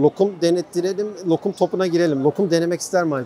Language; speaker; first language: Turkish; native; Turkish